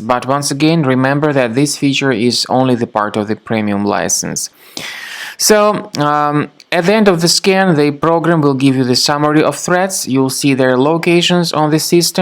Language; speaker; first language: English; non-native, fluent; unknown